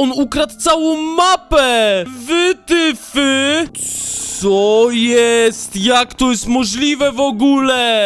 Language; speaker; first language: Polish; native; Polish